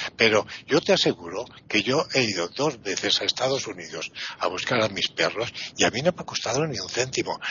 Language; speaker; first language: Spanish; non-native, fluent; Italian